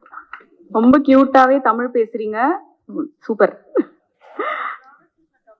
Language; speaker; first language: Tamil; native; Tamil